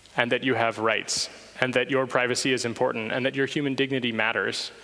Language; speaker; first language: English; native; English